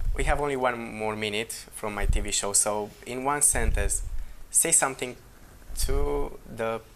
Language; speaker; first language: English; non-native, fluent; Romanian